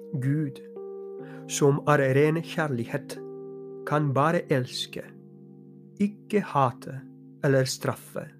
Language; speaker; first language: Norwegian; non-native, fluent; Polish